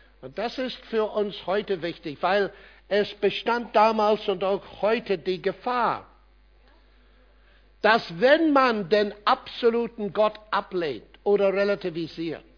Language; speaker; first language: German; non-native, fluent; English